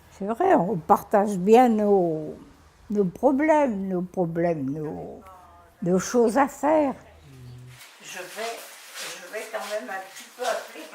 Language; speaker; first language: French; native; French